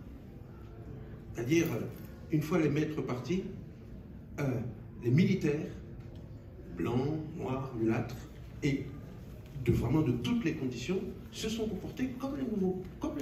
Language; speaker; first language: French; native; French